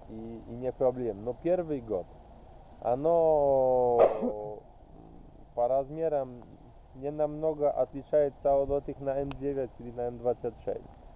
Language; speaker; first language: Russian; non-native, fluent; Polish